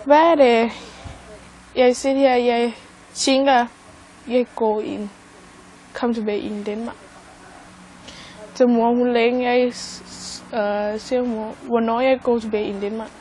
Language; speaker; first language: Danish; non-native, learner; Thai